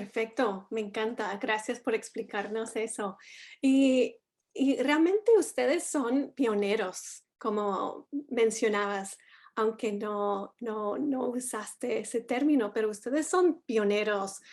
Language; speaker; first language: Spanish; non-native, fluent; English